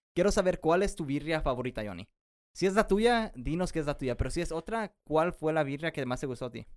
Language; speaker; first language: Spanish; early bilingual, heritage; Spanish